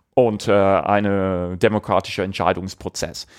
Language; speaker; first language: German; non-native, fluent; English